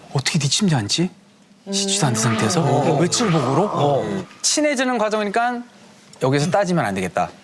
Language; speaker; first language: Korean; early bilingual, heritage; Korean